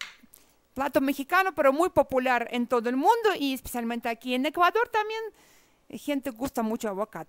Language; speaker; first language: Spanish; non-native, fluent; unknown